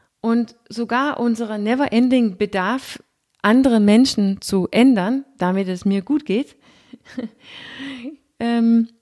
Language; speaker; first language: German; non-native, fluent; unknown